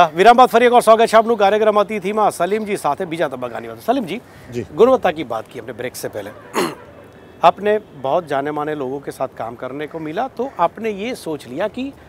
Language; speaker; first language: Hindi; non-native, local second language; Gujarati